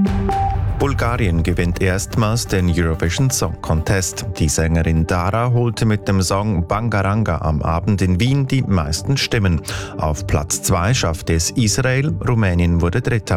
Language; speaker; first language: German; native; German